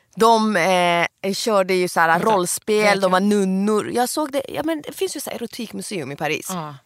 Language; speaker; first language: Swedish; early bilingual, other home language; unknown